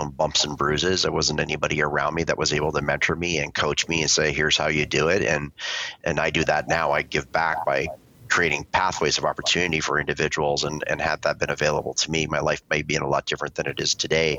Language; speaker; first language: English; native; English